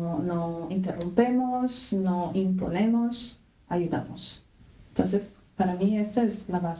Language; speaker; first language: Spanish; non-native, fluent; Portuguese